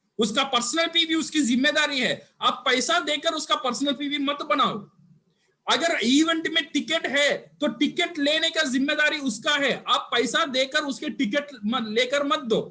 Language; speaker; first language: Hindi; non-native, local second language; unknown